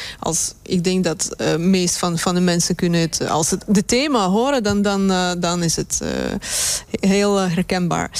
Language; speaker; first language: Dutch; non-native, fluent; Russian